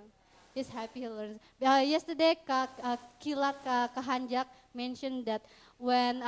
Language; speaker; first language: English; non-native, fluent; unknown